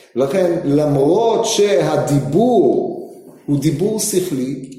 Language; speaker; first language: Hebrew; non-native, fluent; English